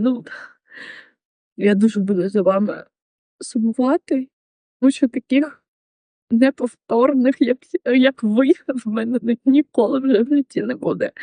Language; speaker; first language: Ukrainian; native; Ukrainian